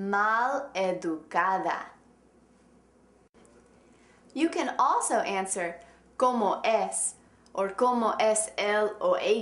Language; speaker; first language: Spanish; non-native, fluent; English